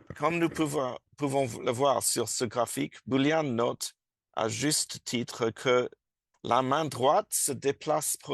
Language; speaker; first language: French; non-native, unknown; English